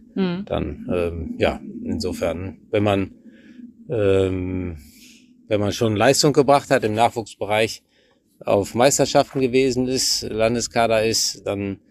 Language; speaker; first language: German; native; German